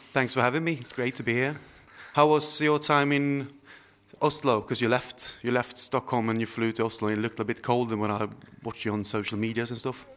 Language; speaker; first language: English; non-native, fluent; Swedish